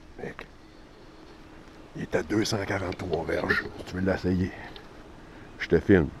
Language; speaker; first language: French; native; French